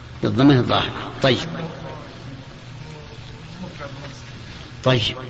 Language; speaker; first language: Arabic; native; Arabic